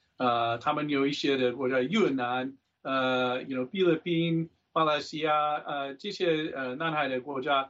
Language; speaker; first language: Chinese; non-native, fluent; English